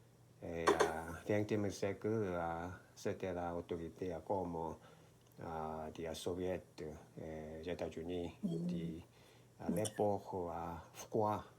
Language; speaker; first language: French; non-native, learner; Korean